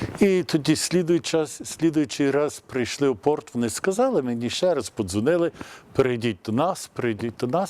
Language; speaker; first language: Ukrainian; early bilingual, heritage; Ukrainian